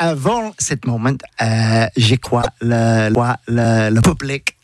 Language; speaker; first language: French; non-native, learner; English